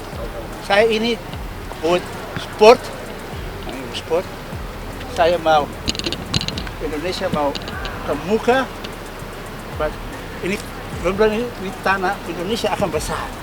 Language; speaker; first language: Indonesian; non-native, learner; Dutch